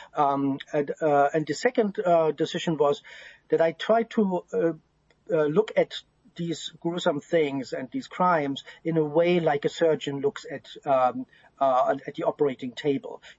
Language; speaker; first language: English; non-native, fluent; German